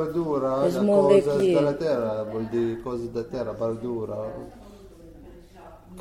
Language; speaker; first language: Catalan; non-native, learner; Arabic